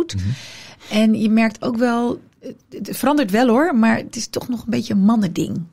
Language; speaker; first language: Dutch; early bilingual, other home language; Arabic